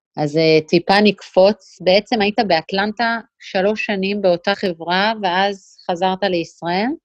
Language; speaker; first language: Hebrew; native; Hebrew